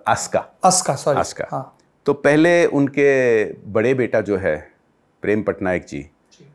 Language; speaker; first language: Hindi; non-native, local second language; Odia